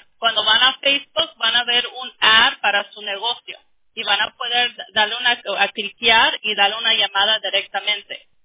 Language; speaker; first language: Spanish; early bilingual, heritage; Spanish